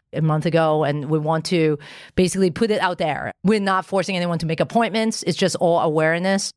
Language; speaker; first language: English; non-native, local second language; Cantonese